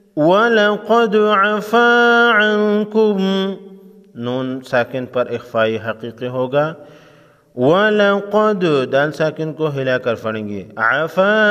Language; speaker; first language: Urdu; non-native, local second language; Pashto